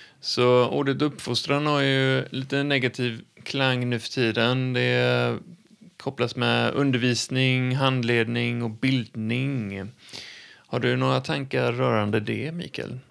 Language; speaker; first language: Swedish; native; Swedish